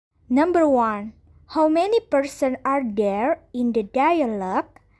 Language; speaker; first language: English; non-native, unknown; Indonesian